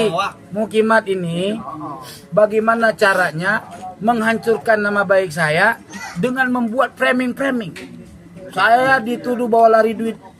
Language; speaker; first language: Indonesian; native; Indonesian